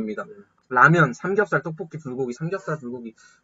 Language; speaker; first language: Korean; native; Korean